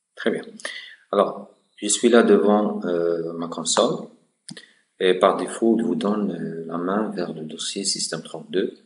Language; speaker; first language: French; non-native, local second language; Arabic